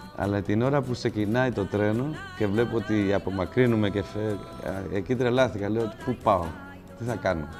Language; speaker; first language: Greek; non-native, fluent; Spanish